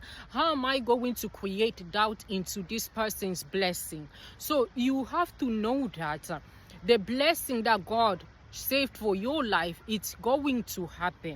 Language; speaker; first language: English; non-native, fluent; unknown